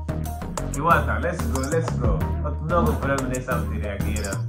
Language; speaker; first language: Bulgarian; non-native, learner; Portuguese